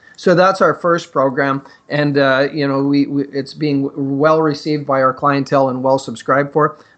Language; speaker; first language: English; native; English